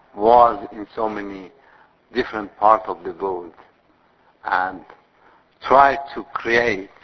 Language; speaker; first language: English; non-native, fluent; Persian